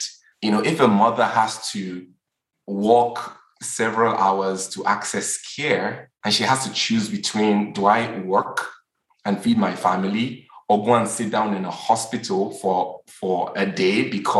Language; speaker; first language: English; non-native, local second language; Yoruba